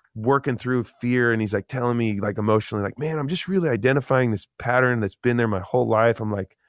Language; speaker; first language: English; native; English